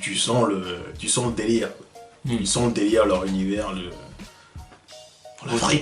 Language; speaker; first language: French; native; French